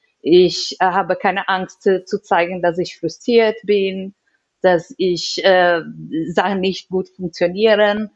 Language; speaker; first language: German; non-native, learner; Portuguese